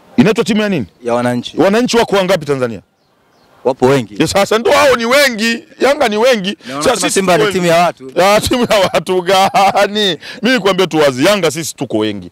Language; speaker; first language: Swahili; native; Swahili